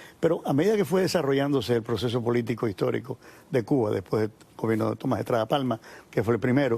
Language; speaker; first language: Spanish; native; Spanish